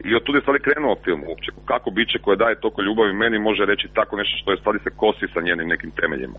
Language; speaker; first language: Croatian; native; Croatian